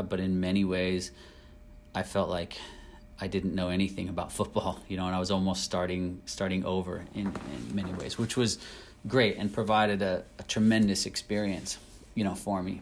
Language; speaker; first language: English; native; English